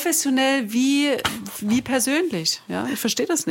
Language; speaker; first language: German; native; German